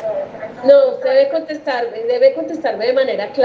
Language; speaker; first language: Spanish; native; Spanish